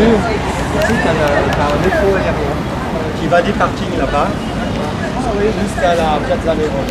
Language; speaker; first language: French; native; French